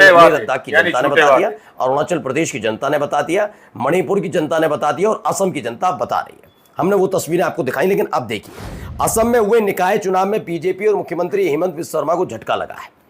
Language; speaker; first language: Hindi; native; Hindi